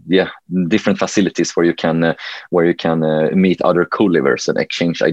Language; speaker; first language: English; non-native, fluent; Swedish